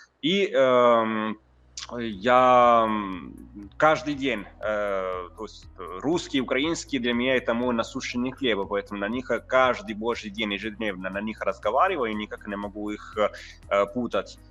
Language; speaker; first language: Russian; non-native, fluent; Italian